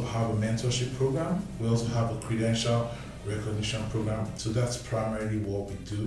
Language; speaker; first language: English; non-native, local second language; Yoruba